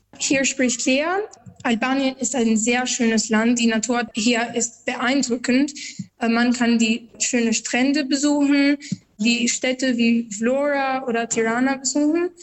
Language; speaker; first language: German; non-native, learner; Albanian